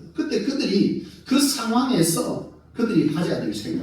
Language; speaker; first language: Korean; native; Korean